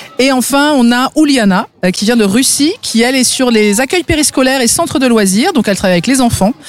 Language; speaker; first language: French; native; French